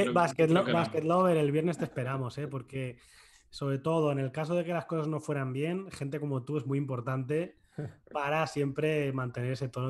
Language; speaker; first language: Spanish; native; Spanish